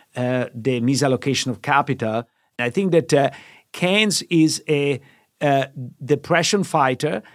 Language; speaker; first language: English; non-native, fluent; Italian